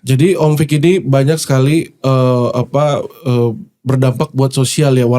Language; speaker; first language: Indonesian; native; Indonesian